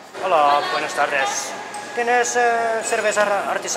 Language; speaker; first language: Spanish; non-native, learner; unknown